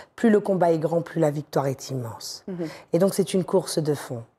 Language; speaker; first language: French; native; French